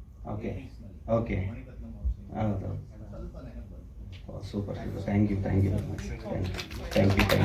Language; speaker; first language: Kannada; non-native, learner; Telugu